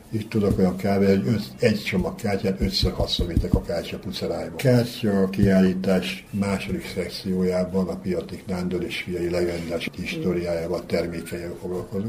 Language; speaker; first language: Hungarian; native; Hungarian